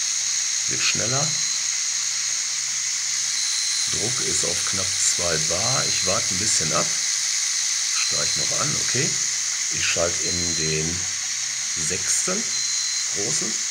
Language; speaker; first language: German; native; German